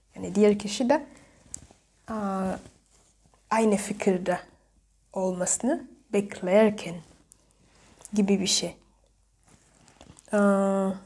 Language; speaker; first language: Turkish; non-native, fluent; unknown